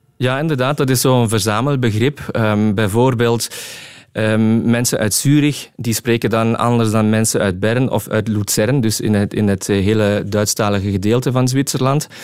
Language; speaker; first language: Dutch; non-native, local second language; German